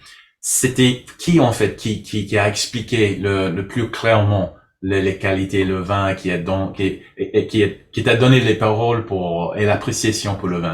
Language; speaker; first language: French; non-native, learner; English